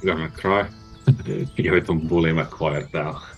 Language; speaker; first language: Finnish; native; Finnish